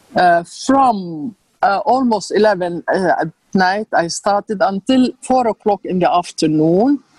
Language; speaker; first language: English; non-native, fluent; Arabic